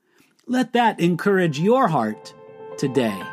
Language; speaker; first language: English; native; English